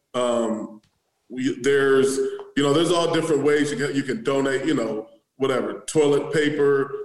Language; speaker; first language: English; native; English